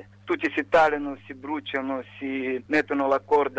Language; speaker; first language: Italian; non-native, fluent; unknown